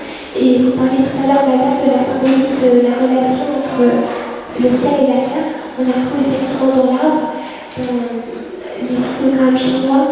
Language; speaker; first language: French; early bilingual, other home language; Vietnamese